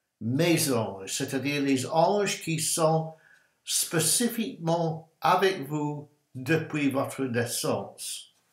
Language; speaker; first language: French; non-native, learner; English